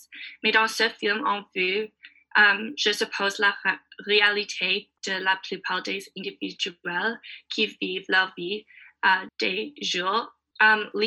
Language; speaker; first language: French; non-native, learner; English